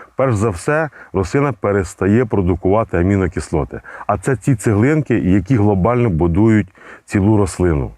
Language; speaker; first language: Ukrainian; native; Ukrainian